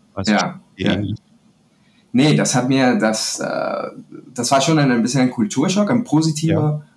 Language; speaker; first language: German; non-native, fluent; Spanish